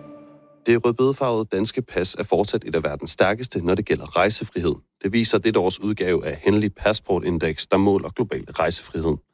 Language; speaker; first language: Danish; native; Danish